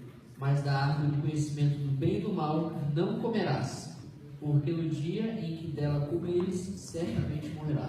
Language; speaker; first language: Portuguese; native; Portuguese